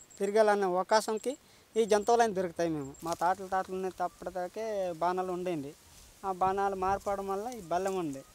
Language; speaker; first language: Telugu; non-native, local second language; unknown